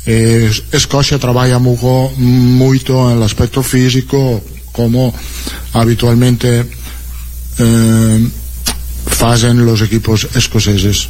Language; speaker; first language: Portuguese; non-native, learner; Italian